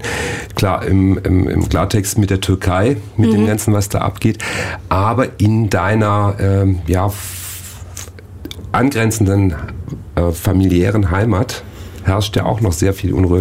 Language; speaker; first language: German; native; German